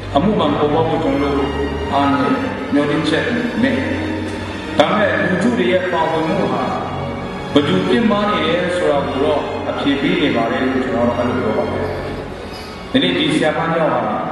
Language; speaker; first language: Burmese; non-native, local second language; Kachin